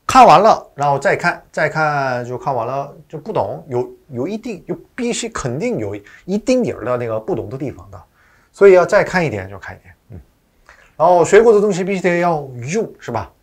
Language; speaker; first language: Chinese; non-native, fluent; Korean